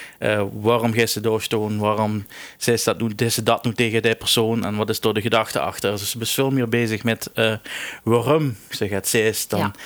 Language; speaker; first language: Dutch; native; Dutch